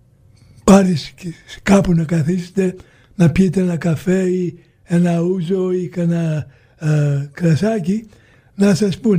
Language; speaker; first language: Greek; early bilingual, heritage; Greek